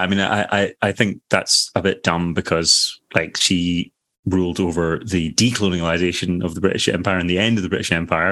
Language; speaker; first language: English; native; English